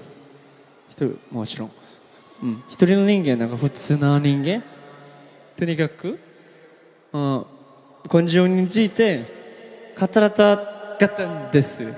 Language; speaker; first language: Japanese; non-native, learner; Korean